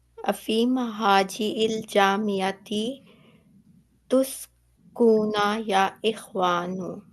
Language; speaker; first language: Arabic; non-native, learner; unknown